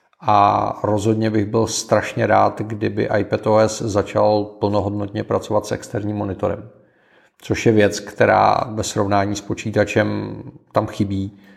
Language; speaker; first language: Czech; native; Czech